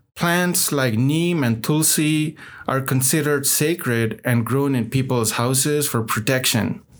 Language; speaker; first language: English; non-native, local second language; Nepali